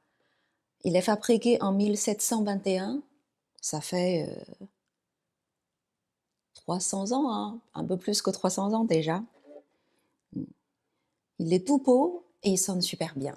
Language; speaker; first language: French; non-native, fluent; Chinese